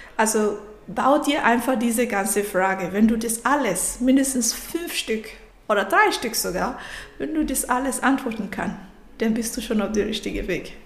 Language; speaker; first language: German; non-native, fluent; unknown